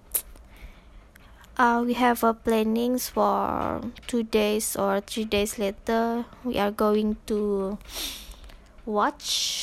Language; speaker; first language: English; non-native, local second language; Malay